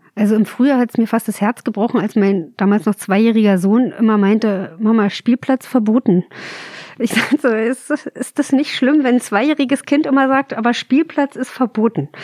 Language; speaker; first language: German; native; German